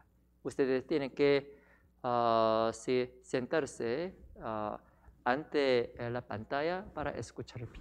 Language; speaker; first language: Spanish; non-native, learner; Korean